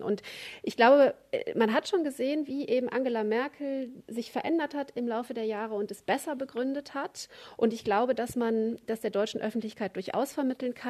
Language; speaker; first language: German; native; German